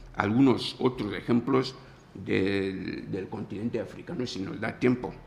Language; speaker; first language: Spanish; non-native, local second language; Fang